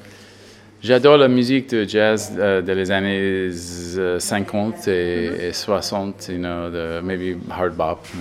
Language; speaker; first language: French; non-native, learner; English